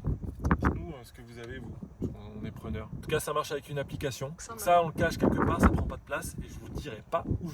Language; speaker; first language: French; native; French